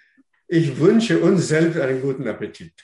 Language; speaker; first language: German; non-native, fluent; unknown